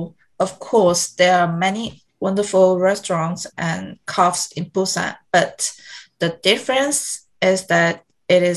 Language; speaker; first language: English; non-native, learner; Korean